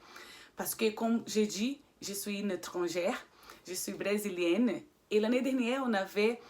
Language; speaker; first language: French; non-native, fluent; Portuguese